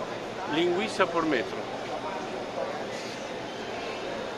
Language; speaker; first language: Portuguese; non-native, fluent; Spanish